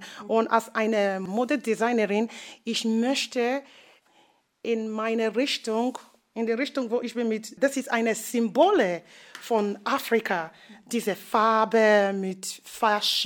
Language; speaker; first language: German; non-native, learner; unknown